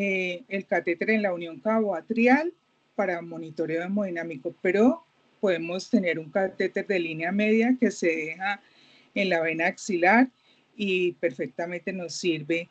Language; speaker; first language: Spanish; native; Spanish